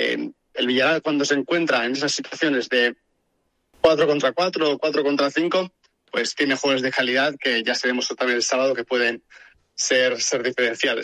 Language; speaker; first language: Spanish; native; Spanish